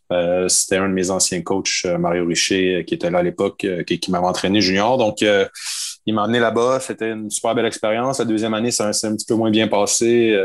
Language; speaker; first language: French; native; French